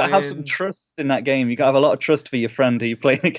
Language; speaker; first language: English; native; English